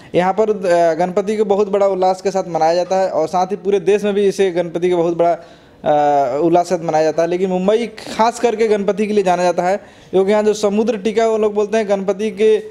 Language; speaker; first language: Hindi; native; Hindi